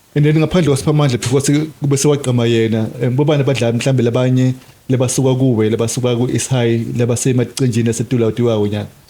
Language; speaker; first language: Zulu; non-native, local second language; Swati